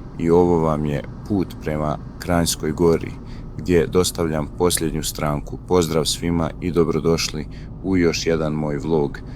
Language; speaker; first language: Bosnian; native; Bosnian